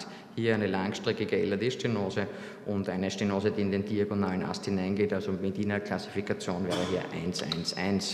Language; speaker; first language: German; native; German